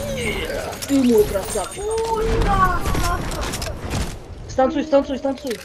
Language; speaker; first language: Russian; native; Russian